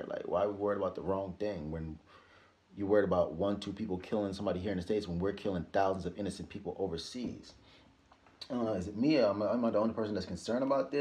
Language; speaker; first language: English; native; English